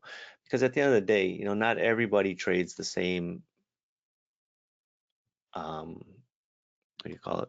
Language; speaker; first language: English; native; English